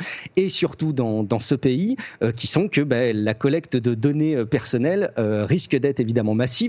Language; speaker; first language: French; native; French